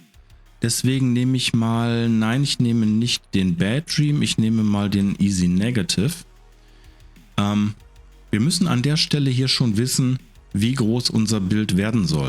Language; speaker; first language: German; native; German